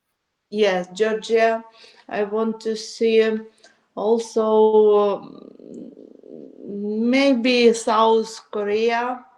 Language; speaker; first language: English; non-native, learner; Ukrainian